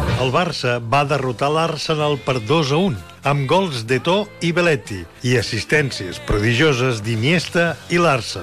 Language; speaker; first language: Catalan; native; Catalan